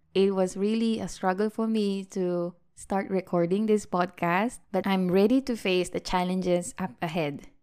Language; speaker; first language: English; non-native, local second language; Filipino